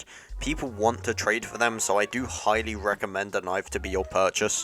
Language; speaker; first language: English; native; English